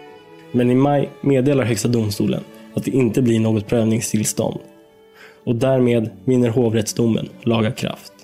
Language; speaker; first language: Swedish; native; Swedish